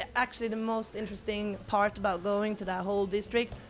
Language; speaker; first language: English; non-native, fluent; Swedish